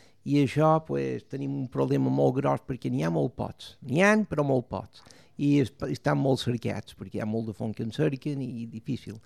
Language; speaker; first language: Catalan; native; Catalan